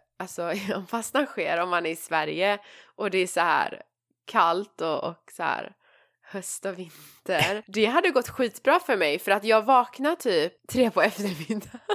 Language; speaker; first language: Swedish; early bilingual, other home language; Persian